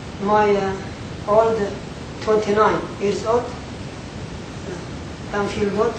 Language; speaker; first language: English; non-native, learner; Arabic